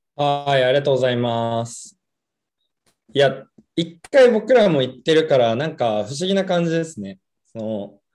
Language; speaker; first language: Japanese; native; Japanese